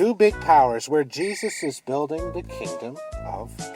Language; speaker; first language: English; native; English